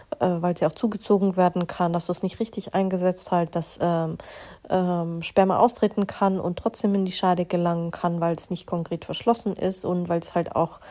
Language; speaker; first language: German; native; German